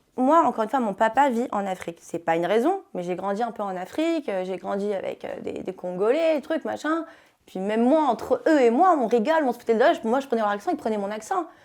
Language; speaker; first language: French; early bilingual, heritage; French